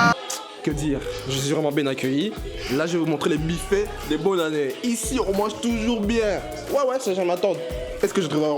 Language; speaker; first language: French; native; French